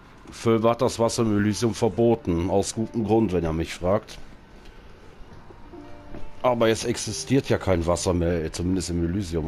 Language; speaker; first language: German; native; German